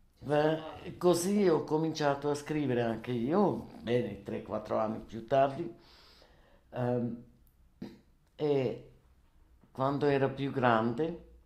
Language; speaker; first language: Italian; non-native, learner; German